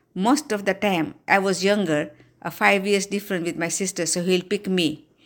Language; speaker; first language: English; non-native, local second language; Gujarati